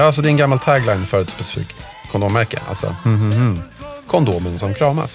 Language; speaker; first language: Swedish; native; Swedish